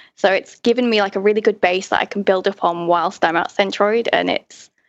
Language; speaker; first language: English; native; English